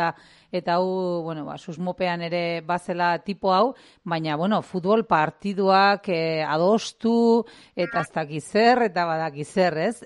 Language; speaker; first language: Basque; native; Basque